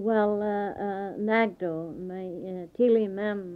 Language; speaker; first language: Welsh; early bilingual, heritage; Welsh